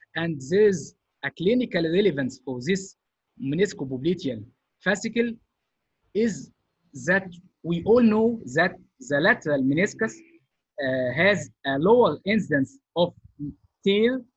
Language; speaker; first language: English; non-native, fluent; Arabic